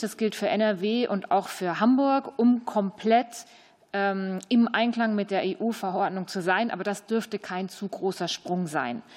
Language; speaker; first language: German; native; German